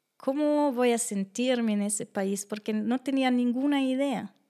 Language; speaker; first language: Spanish; non-native, fluent; German